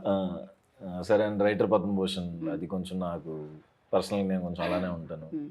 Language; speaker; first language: Telugu; native; Telugu